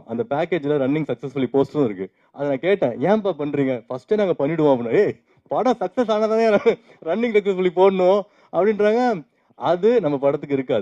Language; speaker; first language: Tamil; native; Tamil